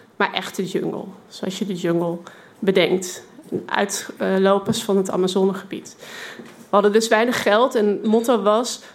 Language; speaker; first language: Dutch; native; Dutch